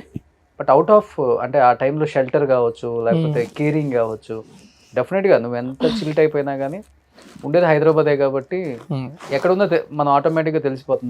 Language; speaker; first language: Telugu; native; Telugu